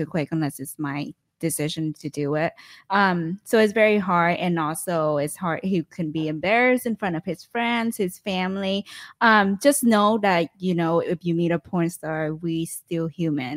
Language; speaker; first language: English; non-native, fluent; Vietnamese